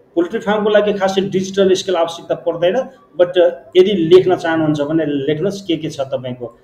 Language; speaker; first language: Nepali; native; Nepali